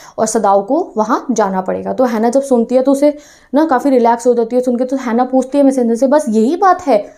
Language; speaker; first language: Hindi; non-native, local second language; Punjabi